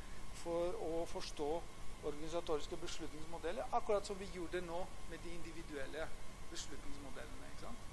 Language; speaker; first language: Norwegian; non-native, fluent; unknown